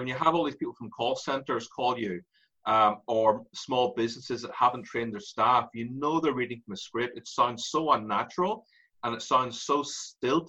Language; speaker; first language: English; native; English